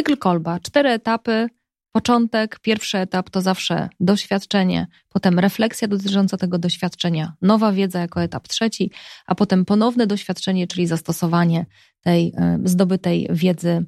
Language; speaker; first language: Polish; native; Polish